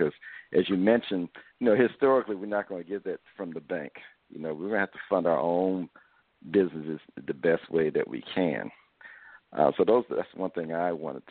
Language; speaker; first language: English; native; English